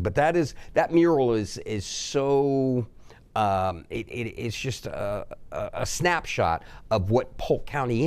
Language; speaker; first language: English; native; English